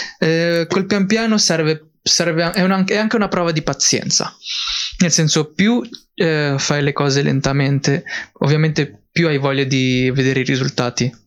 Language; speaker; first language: Italian; early bilingual, other home language; Filipino